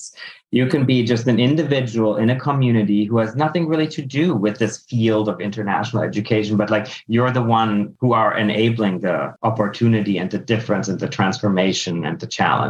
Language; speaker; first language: English; non-native, fluent; German